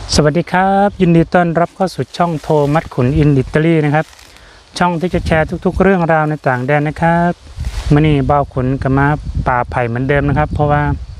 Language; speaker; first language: Thai; native; Thai